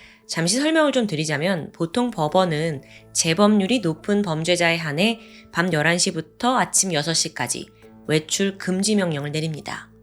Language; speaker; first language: Korean; native; Korean